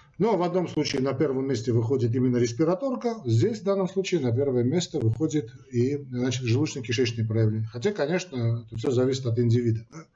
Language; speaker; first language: Russian; non-native, local second language; Armenian